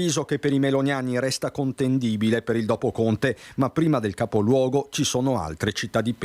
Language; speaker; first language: Italian; native; Italian